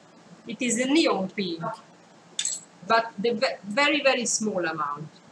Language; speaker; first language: English; non-native, fluent; Hungarian